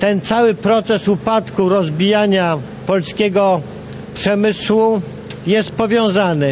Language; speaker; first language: Polish; native; Polish